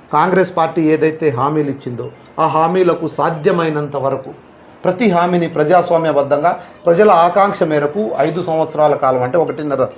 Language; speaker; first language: Telugu; native; Telugu